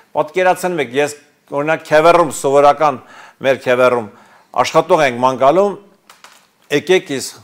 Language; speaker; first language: Armenian; native; Armenian